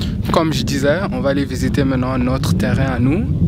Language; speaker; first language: French; early bilingual, other home language; Lingala